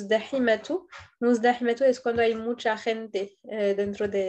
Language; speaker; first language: Spanish; non-native, fluent; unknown